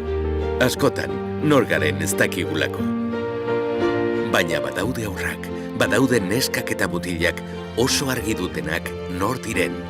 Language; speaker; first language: Basque; native; Basque